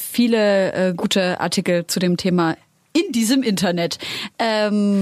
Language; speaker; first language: German; native; German